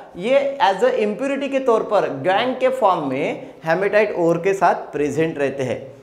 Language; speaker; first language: Hindi; non-native, local second language; Marathi